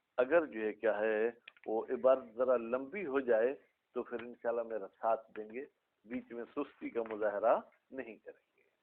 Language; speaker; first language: Urdu; non-native, local second language; Sindhi